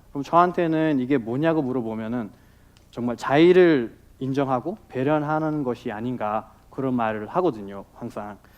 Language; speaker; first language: Korean; non-native, fluent; Nepali